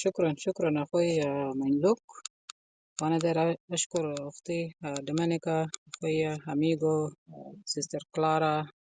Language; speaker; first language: Arabic; non-native, local second language; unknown